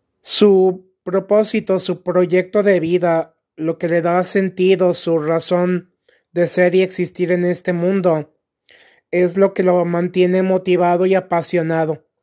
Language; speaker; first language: Spanish; native; Spanish